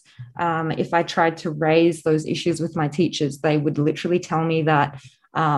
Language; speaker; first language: English; native; English